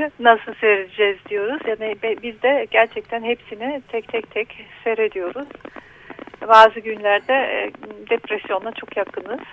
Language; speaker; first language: Turkish; non-native, learner; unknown